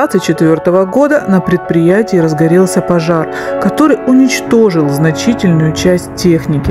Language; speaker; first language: Russian; native; Russian